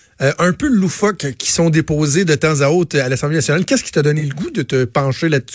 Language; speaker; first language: French; native; French